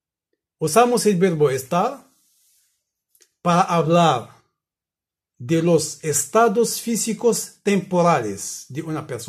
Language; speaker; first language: Spanish; non-native, fluent; Arabic